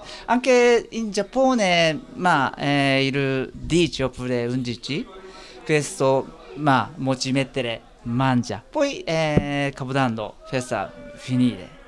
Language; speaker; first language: Italian; non-native, learner; Japanese